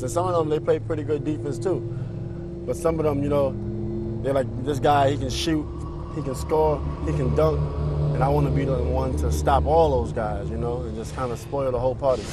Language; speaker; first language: English; native; English